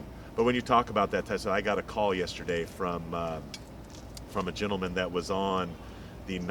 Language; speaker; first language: English; native; English